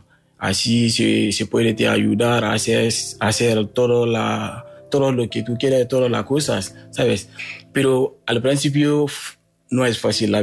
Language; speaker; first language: Spanish; non-native, learner; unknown